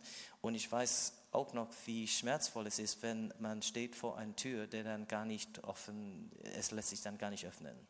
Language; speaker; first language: German; non-native, fluent; English